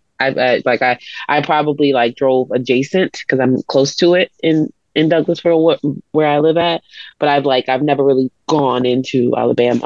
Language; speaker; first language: English; native; English